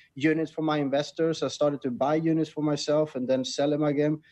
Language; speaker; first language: English; non-native, fluent; Swedish